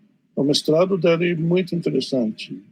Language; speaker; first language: Portuguese; non-native, fluent; English